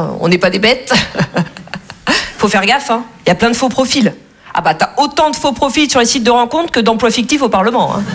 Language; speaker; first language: French; native; French